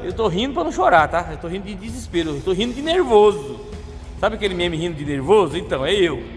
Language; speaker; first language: Portuguese; native; Portuguese